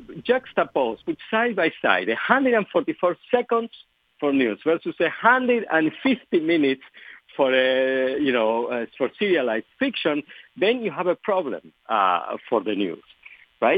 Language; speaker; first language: English; non-native, fluent; Spanish